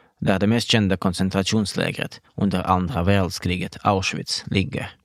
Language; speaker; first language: Swedish; non-native, fluent; Russian